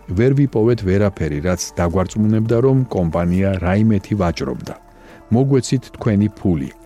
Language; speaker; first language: Georgian; native; Georgian